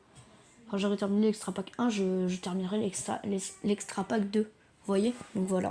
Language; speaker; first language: French; native; French